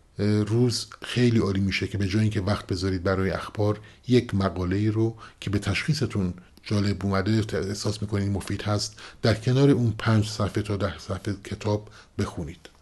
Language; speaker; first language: Persian; non-native, local second language; Kurdish